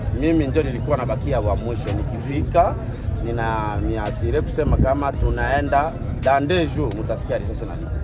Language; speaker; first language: Swahili; native; Swahili